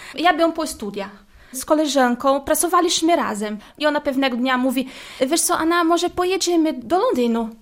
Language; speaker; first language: Polish; non-native, fluent; Portuguese